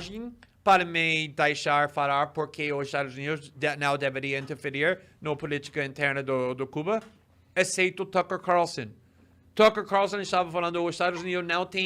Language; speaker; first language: Portuguese; non-native, fluent; English